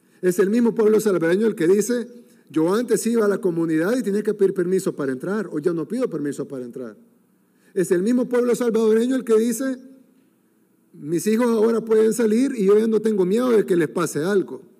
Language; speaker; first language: Spanish; native; Spanish